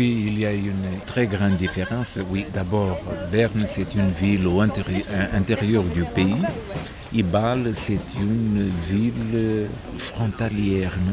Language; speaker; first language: French; non-native, fluent; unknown